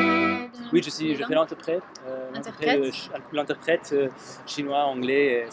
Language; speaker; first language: French; non-native, fluent; Slovak